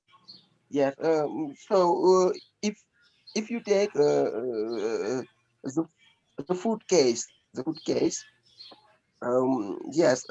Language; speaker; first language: English; non-native, learner; French